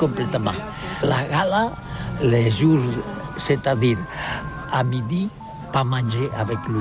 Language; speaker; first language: French; non-native, learner; Catalan